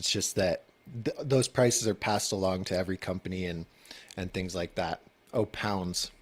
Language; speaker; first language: English; native; English